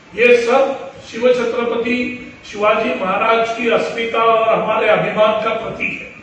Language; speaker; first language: Hindi; non-native, local second language; Marathi